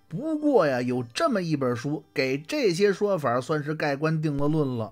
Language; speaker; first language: Chinese; native; Chinese